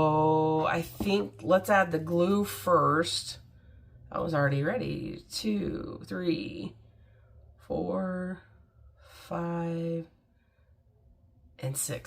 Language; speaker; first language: English; native; English